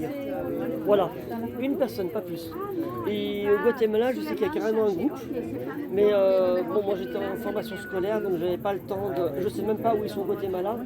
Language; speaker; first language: French; native; French